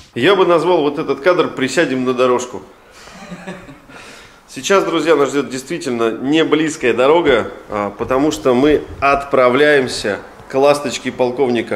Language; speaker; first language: Russian; native; Russian